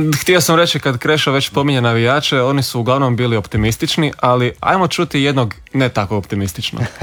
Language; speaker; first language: Serbian; native; Serbian